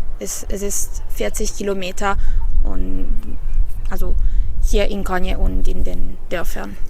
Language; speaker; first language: German; non-native, fluent; Italian